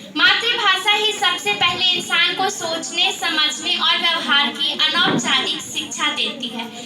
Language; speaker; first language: Hindi; native; Hindi